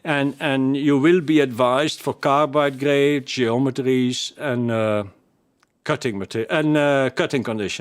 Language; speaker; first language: English; non-native, fluent; Dutch